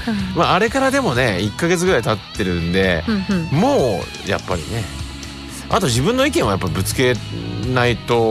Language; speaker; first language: Japanese; native; Japanese